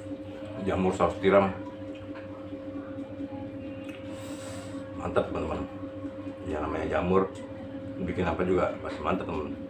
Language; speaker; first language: Indonesian; native; Indonesian